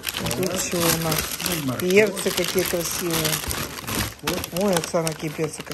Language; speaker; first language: Russian; native; Russian